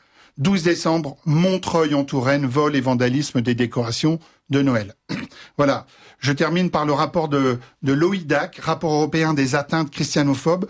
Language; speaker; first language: French; native; French